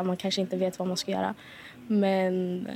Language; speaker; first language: Swedish; early bilingual, other home language; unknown